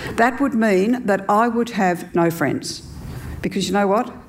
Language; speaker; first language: English; native; English